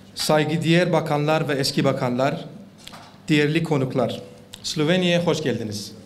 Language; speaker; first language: Turkish; non-native, learner; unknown